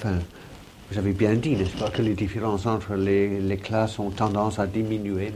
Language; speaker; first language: French; non-native, fluent; English